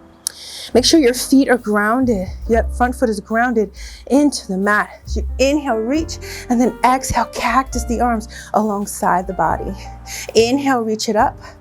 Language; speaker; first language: English; native; English